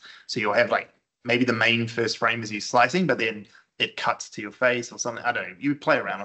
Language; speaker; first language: English; native; English